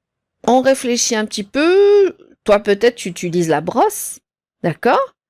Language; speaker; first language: French; non-native, local second language; Arabic